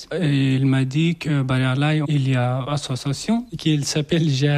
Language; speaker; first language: French; non-native, learner; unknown